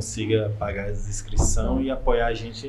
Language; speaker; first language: Portuguese; native; Portuguese